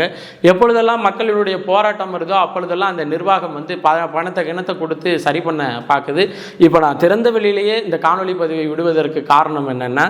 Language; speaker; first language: Tamil; native; Tamil